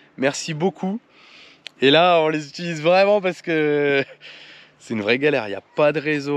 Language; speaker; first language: French; native; French